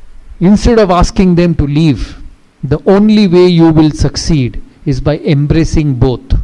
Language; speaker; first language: English; non-native, local second language; Bangla